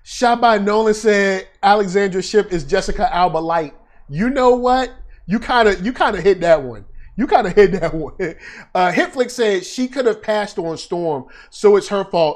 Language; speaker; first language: English; native; English